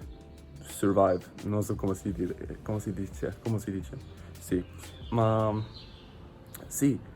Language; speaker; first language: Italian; non-native, learner; English